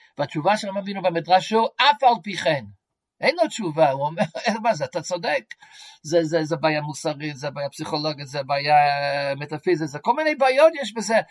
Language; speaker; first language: Hebrew; non-native, fluent; English